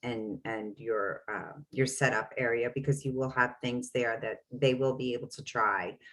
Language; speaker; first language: English; native; English